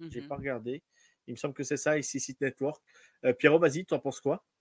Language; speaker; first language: French; native; French